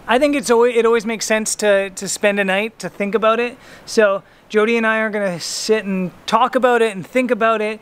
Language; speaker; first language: English; native; English